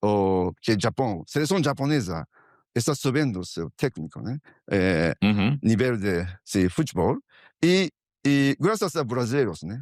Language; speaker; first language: Portuguese; non-native, fluent; Japanese